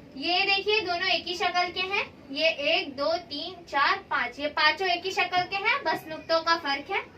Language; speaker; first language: Hindi; native; Hindi